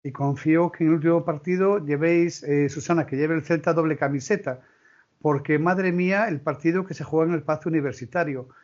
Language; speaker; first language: Spanish; non-native, local second language; Galician